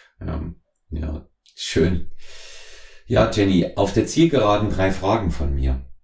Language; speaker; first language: German; native; German